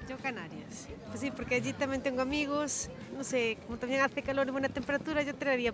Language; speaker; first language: Spanish; native; Spanish